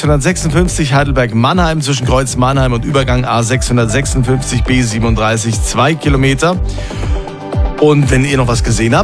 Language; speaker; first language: German; native; German